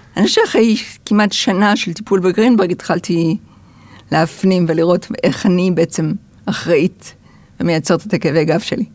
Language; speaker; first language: Hebrew; early bilingual, other home language; English